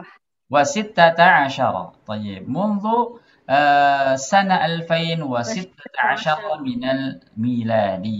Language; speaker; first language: Arabic; non-native, fluent; Indonesian